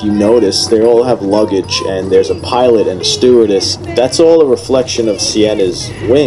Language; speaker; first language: English; native; English